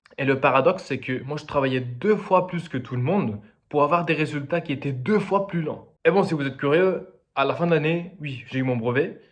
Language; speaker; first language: French; non-native, fluent; Spanish